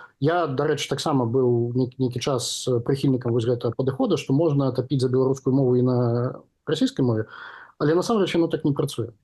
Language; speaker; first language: Belarusian; non-native, local second language; Russian